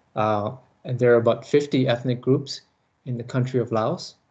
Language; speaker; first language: English; early bilingual, other home language; Lao